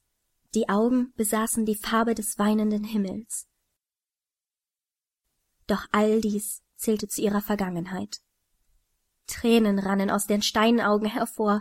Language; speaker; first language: German; native; German